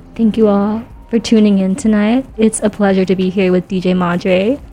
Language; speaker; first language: English; native; English